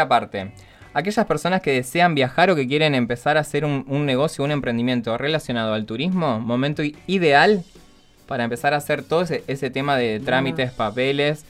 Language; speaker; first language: Spanish; native; Spanish